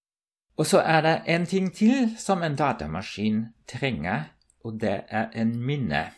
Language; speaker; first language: Norwegian; non-native, fluent; German